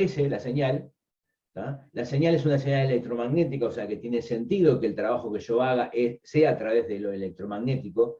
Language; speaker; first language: Spanish; native; Spanish